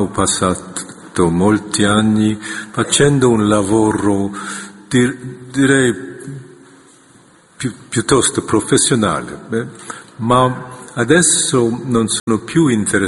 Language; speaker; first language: Italian; non-native, fluent; Korean